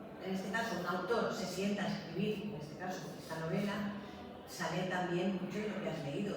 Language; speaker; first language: Spanish; native; Spanish